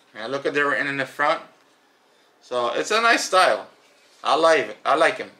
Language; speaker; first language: English; native; English